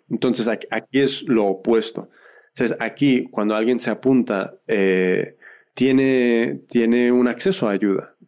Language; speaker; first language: Spanish; early bilingual, heritage; Spanish